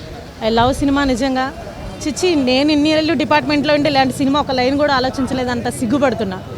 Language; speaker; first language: Telugu; native; Telugu